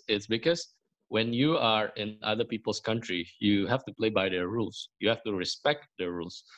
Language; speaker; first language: English; early bilingual, other home language; Indonesian